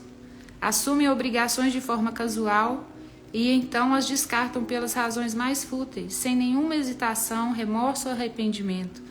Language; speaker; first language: Portuguese; native; Portuguese